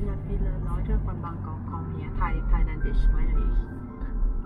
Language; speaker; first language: German; non-native, learner; Thai